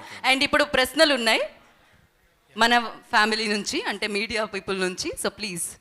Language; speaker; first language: Telugu; native; Telugu